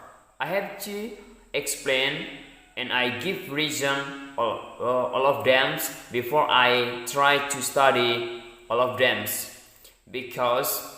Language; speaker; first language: English; non-native, learner; Indonesian